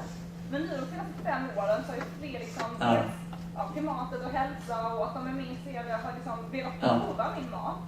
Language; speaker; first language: Swedish; native; Swedish